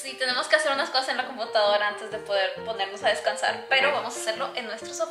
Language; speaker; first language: Spanish; native; Spanish